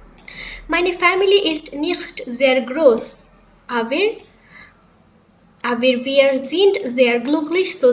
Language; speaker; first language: German; non-native, fluent; Bangla